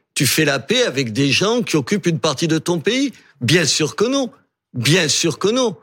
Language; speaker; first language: French; native; French